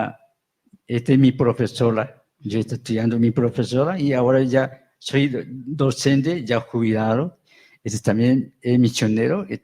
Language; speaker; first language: Spanish; non-native, local second language; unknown